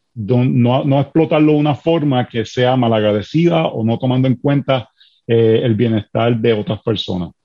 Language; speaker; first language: Spanish; native; Spanish